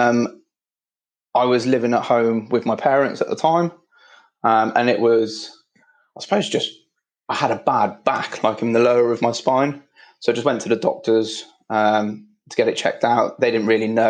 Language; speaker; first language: English; native; English